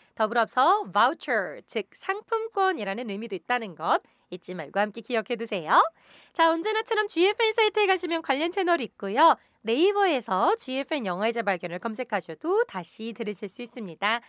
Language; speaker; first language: Korean; native; Korean